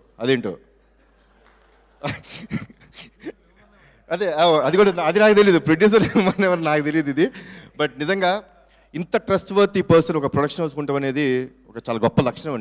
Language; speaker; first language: Telugu; native; Telugu